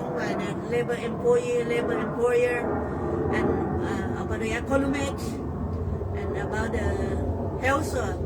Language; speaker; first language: English; non-native, learner; Thai